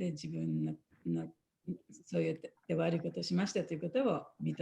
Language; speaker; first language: Japanese; native; Japanese